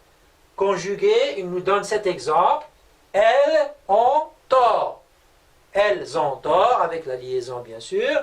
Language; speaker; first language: French; non-native, local second language; Arabic